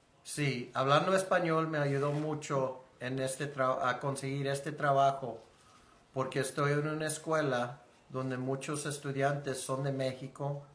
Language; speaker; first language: Spanish; early bilingual, heritage; Spanish